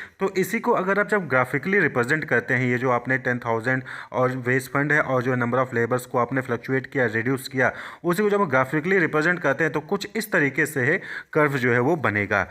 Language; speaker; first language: Hindi; native; Hindi